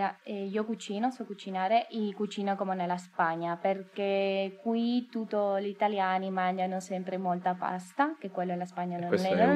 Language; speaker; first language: Italian; non-native, learner; Spanish